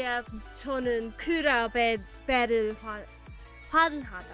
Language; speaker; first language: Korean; non-native, learner; English